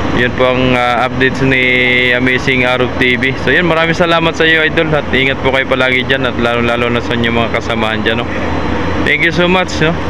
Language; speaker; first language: Filipino; non-native, local second language; Cebuano